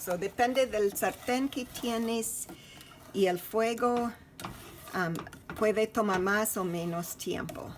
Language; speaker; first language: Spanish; non-native, learner; English